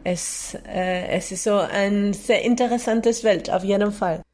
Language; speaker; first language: German; non-native, fluent; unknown